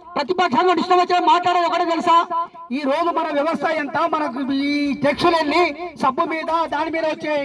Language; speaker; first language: Telugu; native; Telugu